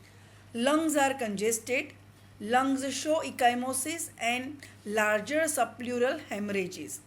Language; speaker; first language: English; non-native, local second language; Gujarati